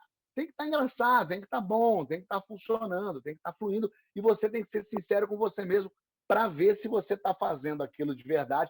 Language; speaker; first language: Portuguese; native; Portuguese